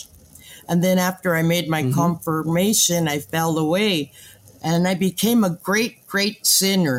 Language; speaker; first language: English; native; English